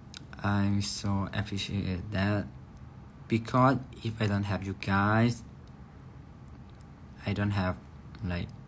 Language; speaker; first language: English; non-native, learner; Thai